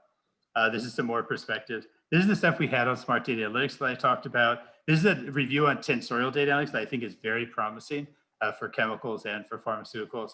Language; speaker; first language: English; native; English